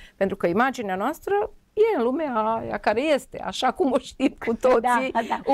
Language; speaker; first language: Romanian; non-native, local second language; Serbian